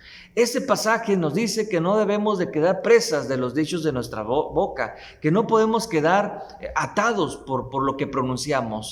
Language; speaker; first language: Spanish; native; Spanish